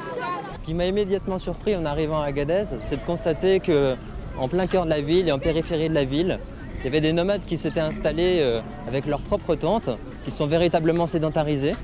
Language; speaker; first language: French; native; French